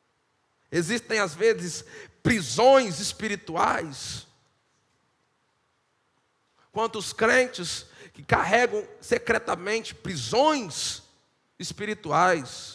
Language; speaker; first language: Portuguese; native; Portuguese